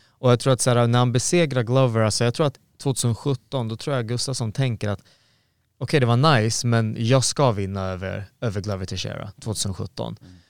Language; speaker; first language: Swedish; native; Swedish